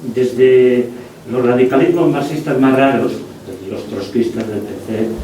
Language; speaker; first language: Spanish; non-native, local second language; Basque